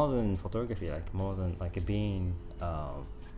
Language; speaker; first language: English; non-native, learner; Japanese